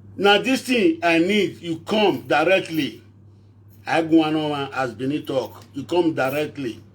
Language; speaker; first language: Nigerian Pidgin; non-native, local second language; Bini